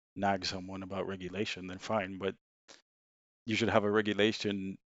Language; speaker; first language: English; non-native, fluent; Swedish